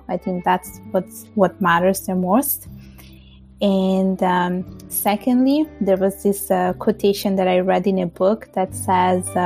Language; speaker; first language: English; non-native, fluent; Bangla